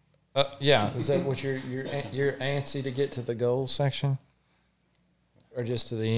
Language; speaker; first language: English; native; English